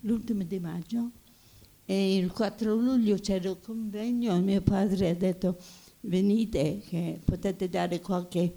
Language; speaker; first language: Italian; early bilingual, heritage; Italian